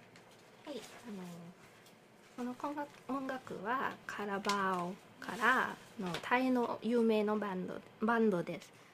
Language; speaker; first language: Japanese; non-native, learner; Thai